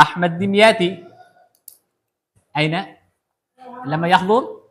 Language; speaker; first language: Arabic; non-native, fluent; Indonesian